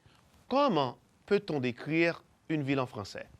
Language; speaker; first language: French; non-native, fluent; Spanish